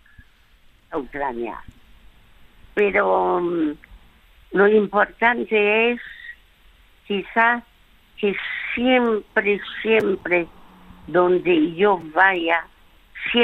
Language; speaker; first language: Spanish; early bilingual, other home language; French